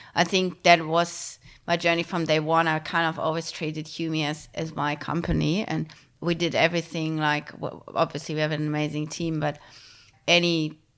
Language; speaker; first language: English; non-native, fluent; German